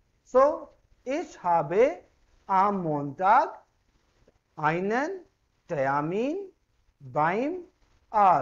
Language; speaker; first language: German; non-native, fluent; Hindi